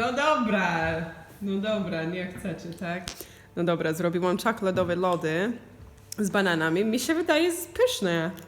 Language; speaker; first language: Polish; non-native, learner; English